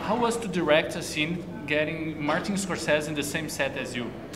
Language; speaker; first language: English; non-native, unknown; Portuguese